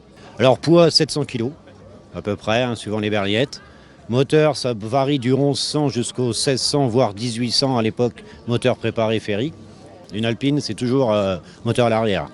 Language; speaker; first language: French; native; French